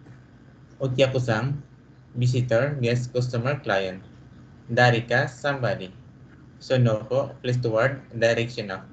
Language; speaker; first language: English; non-native, local second language; Filipino